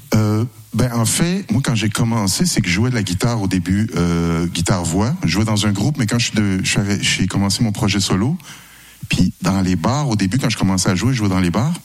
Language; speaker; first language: French; native; French